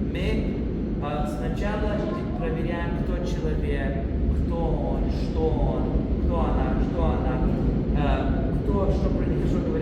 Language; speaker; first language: Russian; early bilingual, heritage; Russian